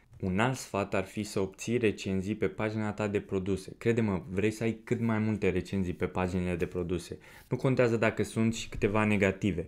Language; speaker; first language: Romanian; native; Romanian